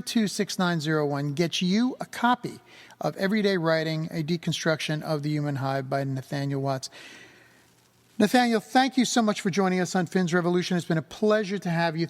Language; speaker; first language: English; native; English